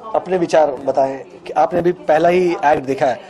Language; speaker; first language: Hindi; non-native, local second language; Marathi